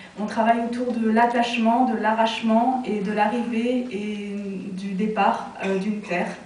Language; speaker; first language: French; native; French